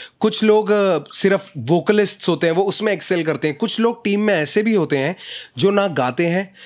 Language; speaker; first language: Hindi; native; Hindi